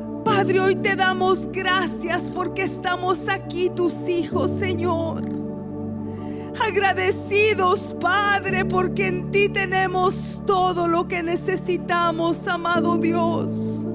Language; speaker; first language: Spanish; native; Spanish